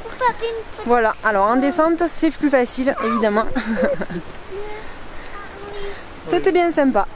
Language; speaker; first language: French; native; French